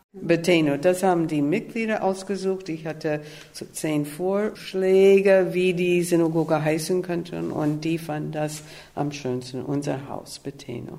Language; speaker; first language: German; non-native, fluent; English